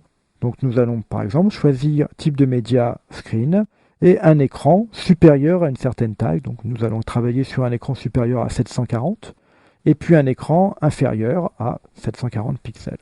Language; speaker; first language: French; native; French